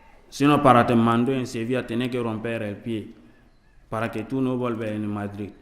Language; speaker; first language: Spanish; non-native, learner; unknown